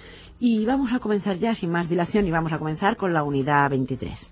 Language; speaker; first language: Spanish; native; Spanish